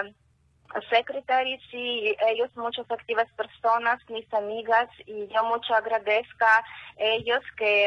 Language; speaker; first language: Spanish; non-native, learner; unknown